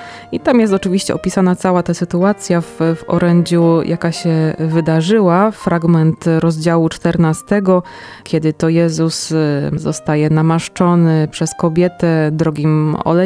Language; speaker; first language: Polish; native; Polish